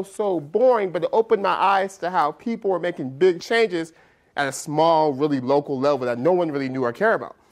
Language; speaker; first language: English; native; English